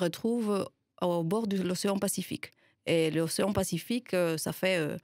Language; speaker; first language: French; non-native, fluent; Spanish